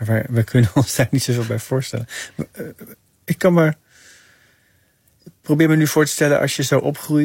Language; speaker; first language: Dutch; native; Dutch